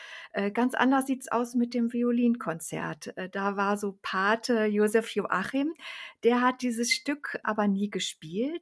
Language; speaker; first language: German; native; German